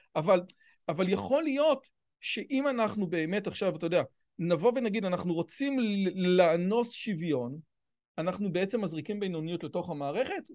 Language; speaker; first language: Hebrew; native; Hebrew